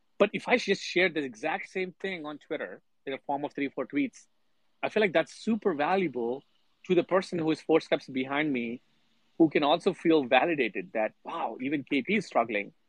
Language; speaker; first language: English; non-native, local second language; Telugu